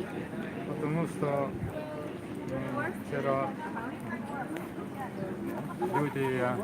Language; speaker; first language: Russian; non-native, learner; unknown